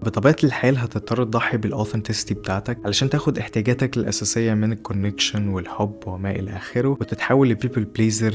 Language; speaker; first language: Arabic; native; Arabic